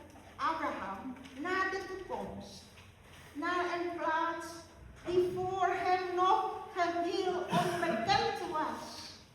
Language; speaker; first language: Dutch; early bilingual, other home language; Malay